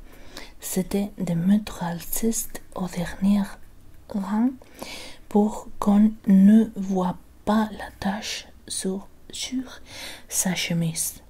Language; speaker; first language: French; non-native, learner; Spanish